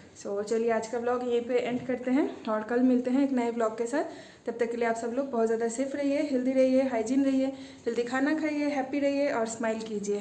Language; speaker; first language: Hindi; non-native, local second language; Bangla